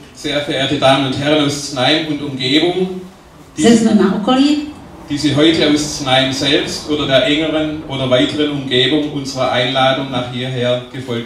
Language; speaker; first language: German; native; German